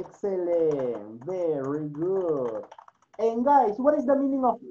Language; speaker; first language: English; non-native, learner; Spanish